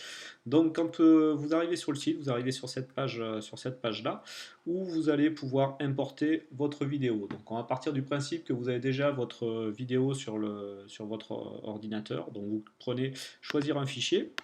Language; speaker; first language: French; native; French